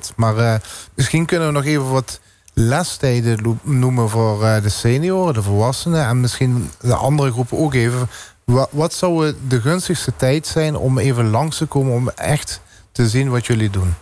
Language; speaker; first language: Dutch; native; Dutch